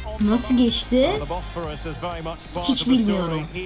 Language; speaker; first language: Turkish; non-native, learner; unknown